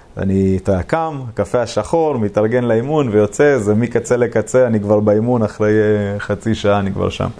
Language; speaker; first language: Hebrew; native; Hebrew